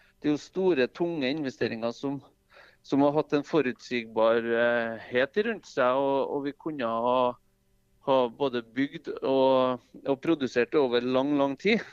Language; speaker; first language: Norwegian; native; Norwegian